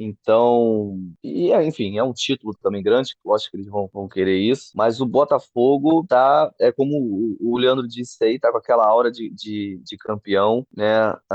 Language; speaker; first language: Portuguese; native; Portuguese